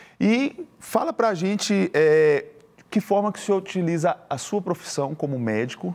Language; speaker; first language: Portuguese; native; Portuguese